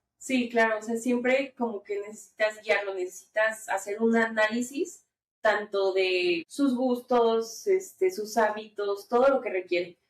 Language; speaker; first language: Spanish; native; Spanish